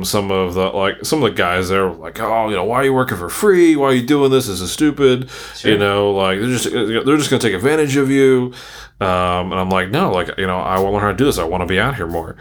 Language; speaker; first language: English; native; English